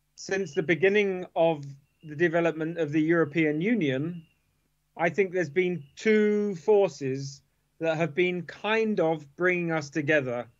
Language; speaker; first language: English; native; English